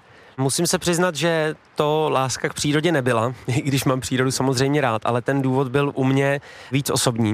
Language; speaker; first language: Czech; native; Czech